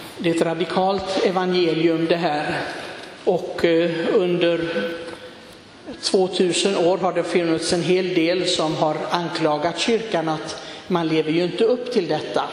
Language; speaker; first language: Swedish; non-native, fluent; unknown